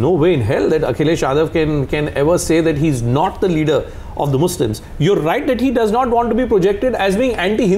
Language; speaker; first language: English; non-native, local second language; Hindi